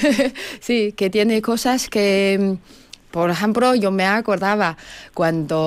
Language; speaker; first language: Spanish; non-native, learner; Chinese